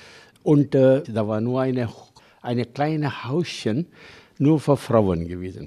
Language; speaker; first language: German; non-native, learner; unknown